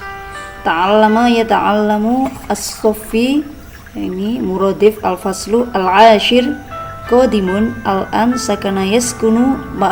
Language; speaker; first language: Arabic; non-native, fluent; Indonesian